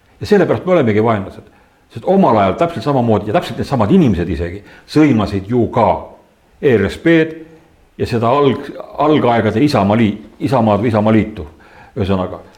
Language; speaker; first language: Estonian; native; Estonian